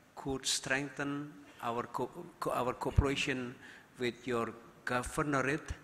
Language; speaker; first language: English; non-native, fluent; Indonesian